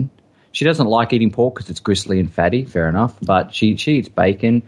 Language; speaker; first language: English; native; English